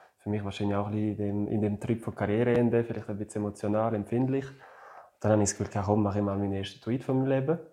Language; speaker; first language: German; non-native, fluent; French